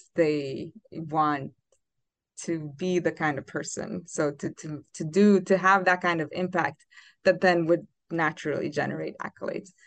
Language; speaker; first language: English; non-native, fluent; Romanian